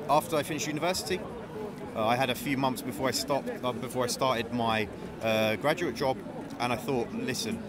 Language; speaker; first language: English; native; English